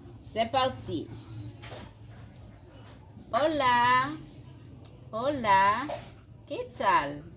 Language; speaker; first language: Spanish; non-native, fluent; French